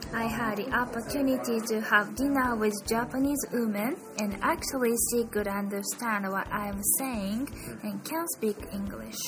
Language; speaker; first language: English; non-native, fluent; Japanese